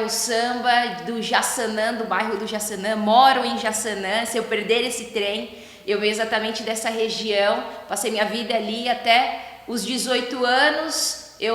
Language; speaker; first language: Portuguese; native; Portuguese